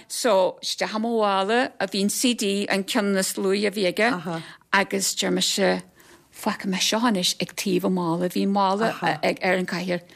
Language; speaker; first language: Irish; native; Irish